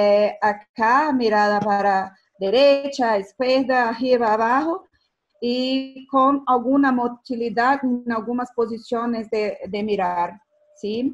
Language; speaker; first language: Spanish; non-native, fluent; Portuguese